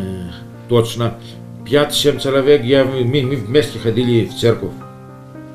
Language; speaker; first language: Russian; non-native, learner; Greek